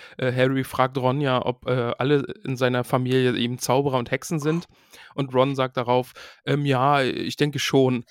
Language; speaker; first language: German; native; German